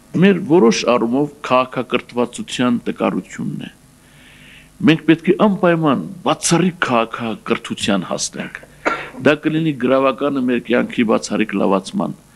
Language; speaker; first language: Armenian; native; Armenian